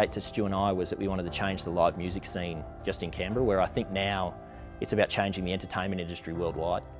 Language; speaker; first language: English; native; English